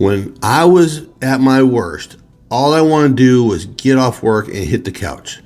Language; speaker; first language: English; native; English